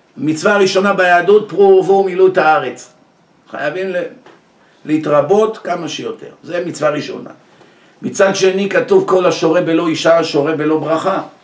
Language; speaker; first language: Hebrew; native; Hebrew